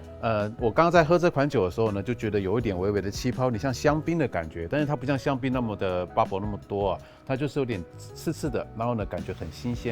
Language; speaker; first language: Chinese; native; Chinese